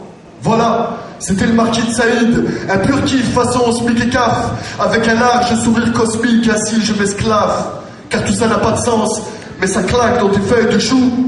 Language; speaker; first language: French; native; French